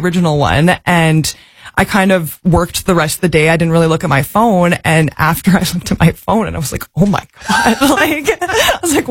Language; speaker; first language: English; native; English